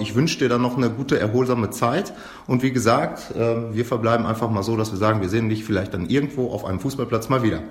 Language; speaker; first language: German; native; German